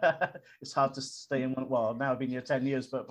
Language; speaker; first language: English; native; English